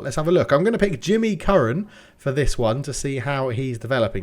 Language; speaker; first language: English; native; English